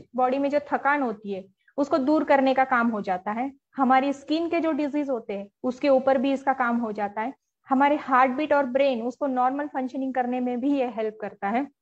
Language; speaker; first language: Hindi; non-native, local second language; Marathi